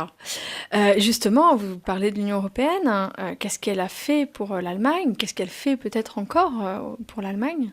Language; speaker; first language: French; native; French